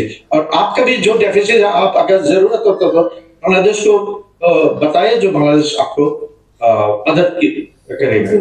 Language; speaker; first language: Hindi; non-native, learner; Bangla